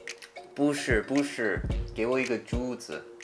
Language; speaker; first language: Chinese; non-native, learner; English